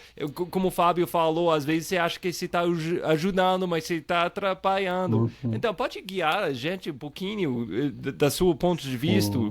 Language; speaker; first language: Portuguese; non-native, fluent; English